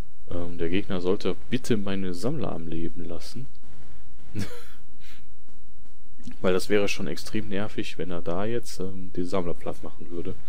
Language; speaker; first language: German; native; German